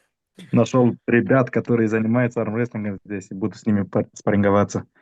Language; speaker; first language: Russian; non-native, fluent; Romanian